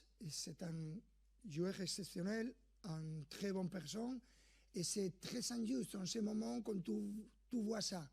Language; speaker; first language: French; non-native, fluent; Spanish